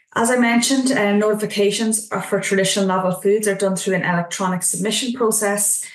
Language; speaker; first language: English; native; English